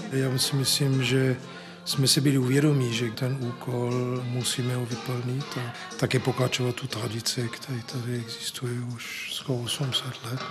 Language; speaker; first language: Czech; early bilingual, heritage; Czech